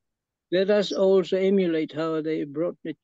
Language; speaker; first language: English; non-native, local second language; Filipino